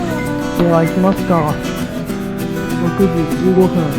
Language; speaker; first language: Japanese; native; Japanese